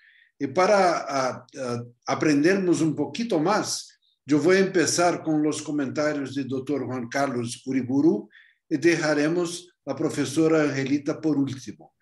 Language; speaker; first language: Spanish; non-native, fluent; Portuguese